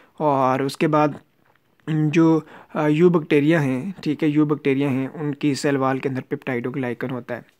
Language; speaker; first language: Urdu; non-native, local second language; Punjabi